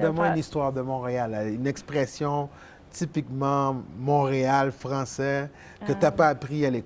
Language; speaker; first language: French; native; French